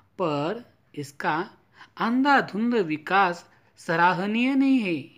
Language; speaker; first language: Hindi; non-native, local second language; Marathi